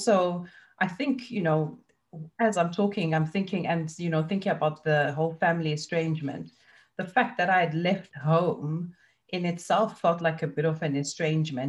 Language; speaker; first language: English; non-native, local second language; Shona